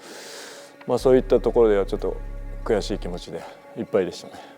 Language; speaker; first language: Japanese; native; Japanese